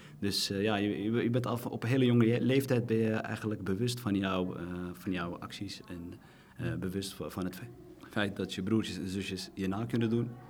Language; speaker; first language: Dutch; early bilingual, other home language; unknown